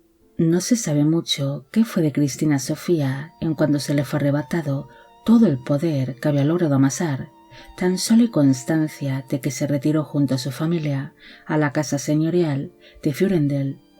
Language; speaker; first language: Spanish; native; Spanish